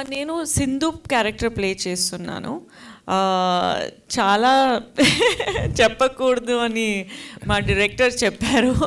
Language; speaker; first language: Telugu; non-native, learner; Hindi